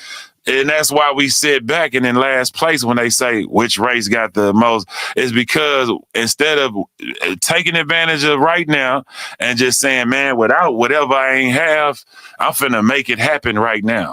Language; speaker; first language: English; native; English